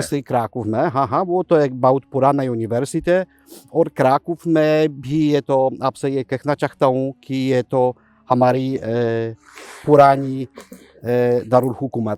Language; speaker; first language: Hindi; non-native, fluent; Polish